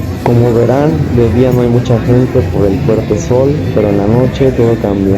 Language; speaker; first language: Spanish; native; Spanish